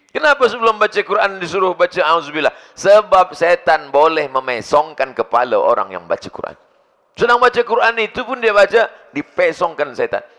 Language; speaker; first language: Malay; native; Malay